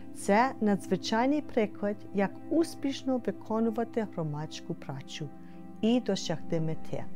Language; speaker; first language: Ukrainian; early bilingual, heritage; Ukrainian